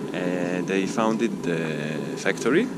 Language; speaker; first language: English; non-native, learner; Italian